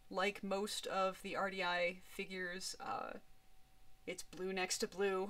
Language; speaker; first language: English; native; English